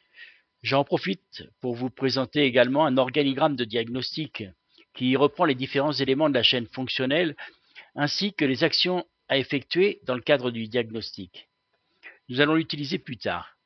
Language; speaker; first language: French; native; French